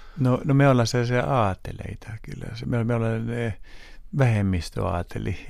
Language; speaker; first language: Finnish; non-native, local second language; Swedish